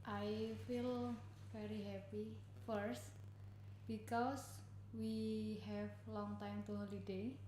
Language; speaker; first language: English; non-native, learner; Indonesian